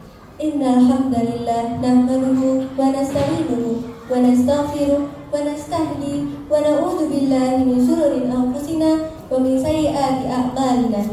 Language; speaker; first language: Arabic; non-native, learner; Indonesian